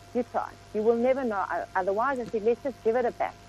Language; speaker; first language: English; native; English